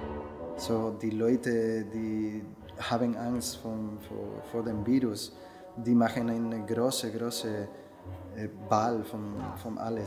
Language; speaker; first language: German; non-native, learner; Spanish